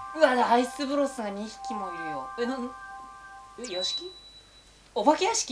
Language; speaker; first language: Japanese; native; Japanese